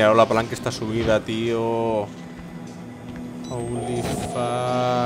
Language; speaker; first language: Spanish; native; Spanish